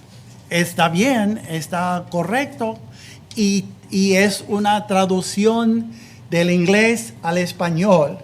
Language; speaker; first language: Spanish; non-native, fluent; English